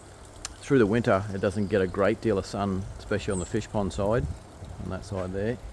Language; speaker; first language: English; native; English